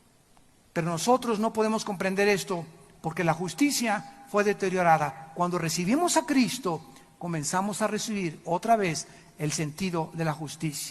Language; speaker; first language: Spanish; native; Spanish